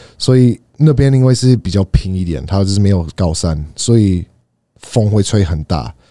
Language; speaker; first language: Chinese; non-native, fluent; English